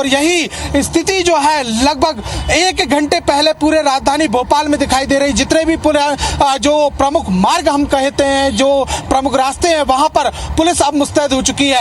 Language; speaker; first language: Hindi; native; Hindi